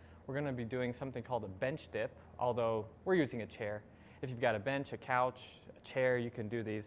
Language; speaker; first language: English; native; English